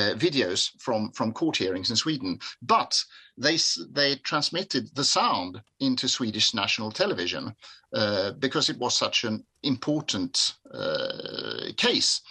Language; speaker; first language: English; non-native, fluent; Swedish